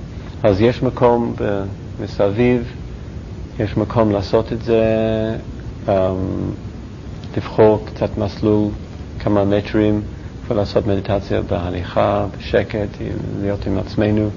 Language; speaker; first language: Hebrew; non-native, learner; English